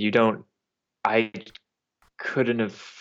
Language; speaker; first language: English; native; English